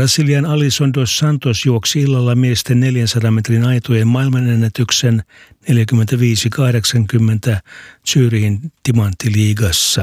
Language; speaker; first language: Finnish; native; Finnish